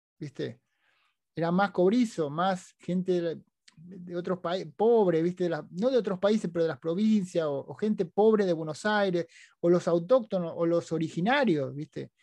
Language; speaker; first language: Spanish; native; Spanish